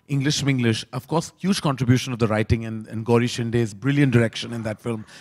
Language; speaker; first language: English; non-native, local second language; Hindi